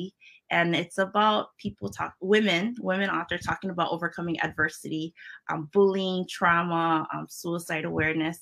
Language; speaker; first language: English; early bilingual, other home language; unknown